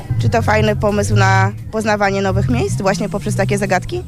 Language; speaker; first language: Polish; native; Polish